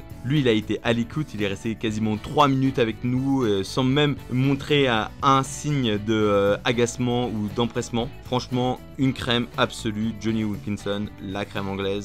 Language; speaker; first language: French; native; French